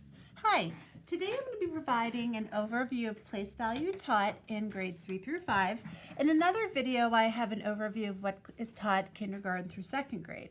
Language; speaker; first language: English; native; English